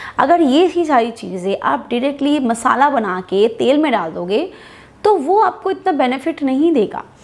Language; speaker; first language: Hindi; non-native, local second language; Bangla